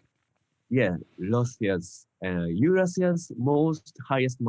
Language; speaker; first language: English; non-native, learner; Japanese